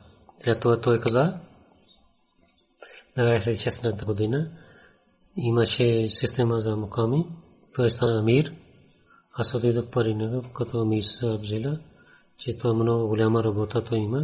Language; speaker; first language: Bulgarian; non-native, learner; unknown